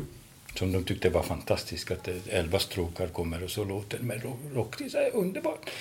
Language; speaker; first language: Swedish; non-native, fluent; Hungarian